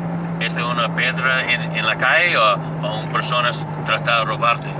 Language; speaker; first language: Spanish; non-native, learner; English